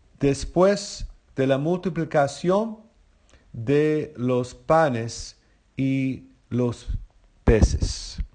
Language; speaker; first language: Spanish; non-native, fluent; English